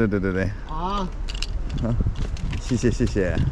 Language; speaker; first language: Chinese; non-native, fluent; Korean